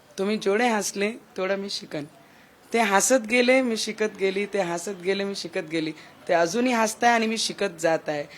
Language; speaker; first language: Marathi; non-native, local second language; Punjabi